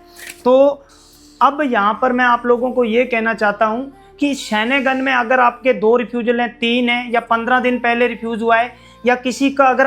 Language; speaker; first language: Hindi; native; Hindi